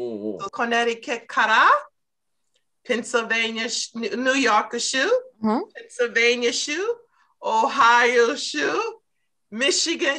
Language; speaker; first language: Japanese; non-native, learner; English